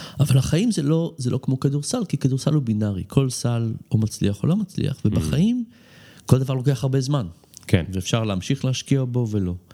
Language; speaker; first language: Hebrew; native; Hebrew